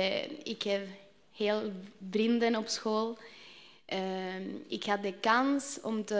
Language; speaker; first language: Dutch; non-native, learner; Spanish